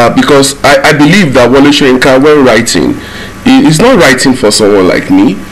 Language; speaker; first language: English; non-native, local second language; Yoruba